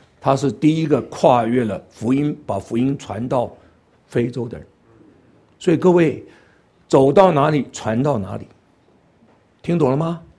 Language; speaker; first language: Chinese; non-native, local second language; Cantonese